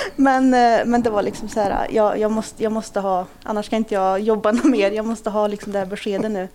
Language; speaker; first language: Swedish; early bilingual, other home language; Kurdish